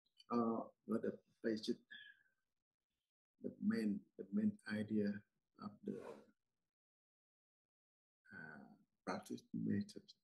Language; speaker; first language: English; non-native, learner; Vietnamese